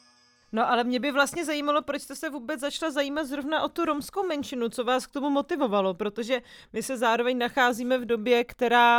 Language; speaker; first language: Czech; native; Czech